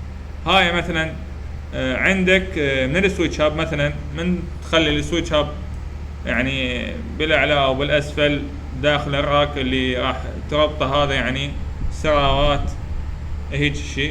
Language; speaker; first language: Arabic; native; Arabic